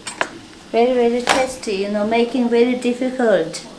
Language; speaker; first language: English; non-native, learner; Tibetan